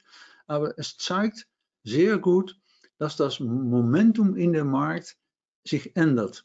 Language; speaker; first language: German; non-native, learner; Dutch